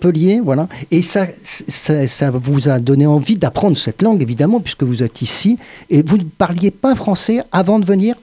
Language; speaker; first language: French; native; French